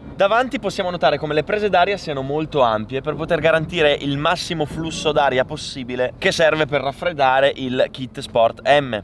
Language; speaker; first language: Italian; native; Italian